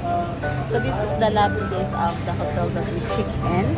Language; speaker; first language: English; non-native, local second language; Filipino